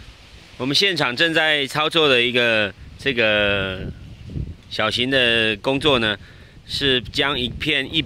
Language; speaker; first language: Chinese; native; Chinese